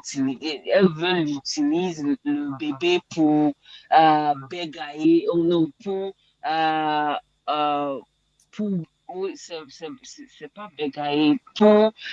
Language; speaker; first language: French; non-native, learner; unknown